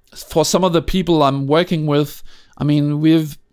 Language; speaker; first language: English; non-native, fluent; Danish